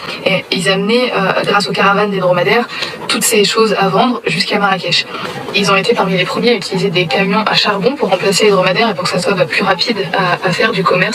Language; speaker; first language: French; native; French